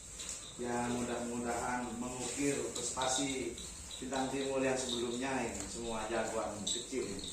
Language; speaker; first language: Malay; non-native, local second language; Madurese